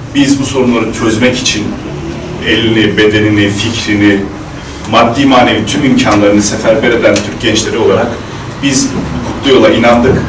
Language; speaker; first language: Turkish; native; Turkish